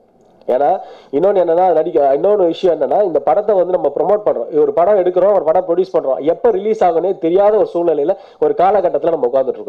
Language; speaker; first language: Tamil; native; Tamil